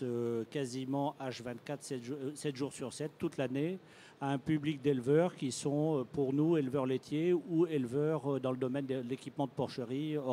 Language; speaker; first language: French; native; French